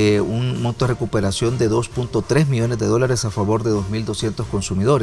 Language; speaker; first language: Spanish; native; Spanish